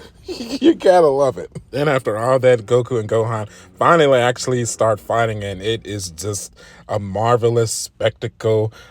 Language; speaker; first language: English; native; English